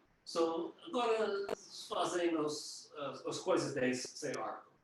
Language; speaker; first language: Portuguese; non-native, learner; English